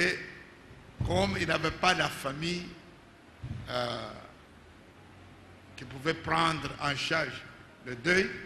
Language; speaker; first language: French; non-native, local second language; Luba-Lulua